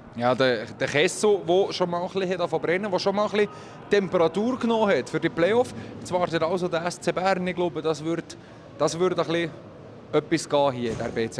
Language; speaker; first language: German; native; German